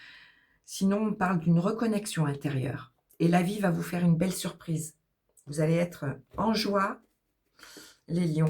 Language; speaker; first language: French; native; French